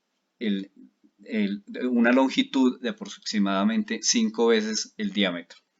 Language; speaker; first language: Spanish; native; Spanish